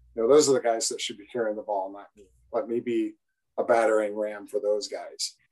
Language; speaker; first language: English; native; English